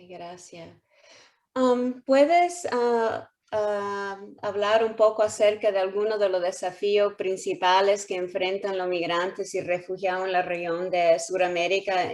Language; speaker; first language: Spanish; early bilingual, heritage; Spanish